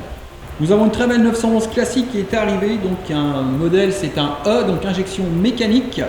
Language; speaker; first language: French; native; French